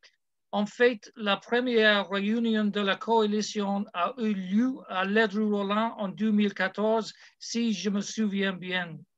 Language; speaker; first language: French; non-native, learner; English